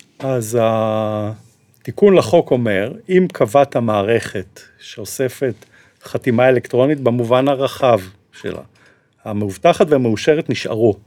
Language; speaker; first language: Hebrew; native; Hebrew